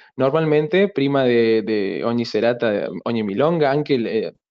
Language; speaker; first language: Italian; non-native, learner; Spanish